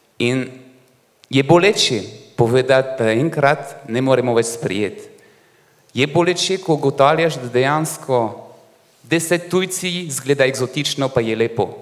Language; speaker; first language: Slovenian; non-native, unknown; French